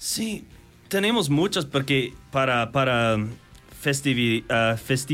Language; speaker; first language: Spanish; non-native, learner; English